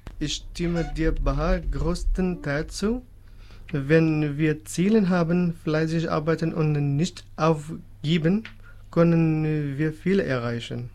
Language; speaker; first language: German; non-native, fluent; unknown